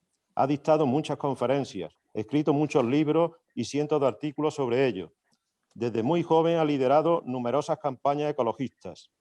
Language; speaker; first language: Spanish; native; Spanish